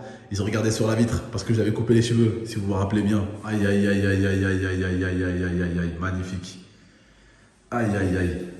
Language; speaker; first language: French; native; French